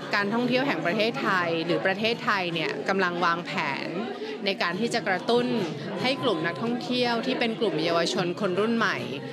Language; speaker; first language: Thai; native; Thai